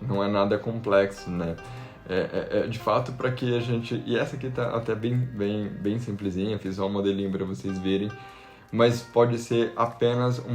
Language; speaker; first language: Portuguese; native; Portuguese